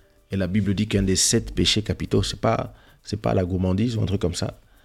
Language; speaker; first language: French; non-native, local second language; Lingala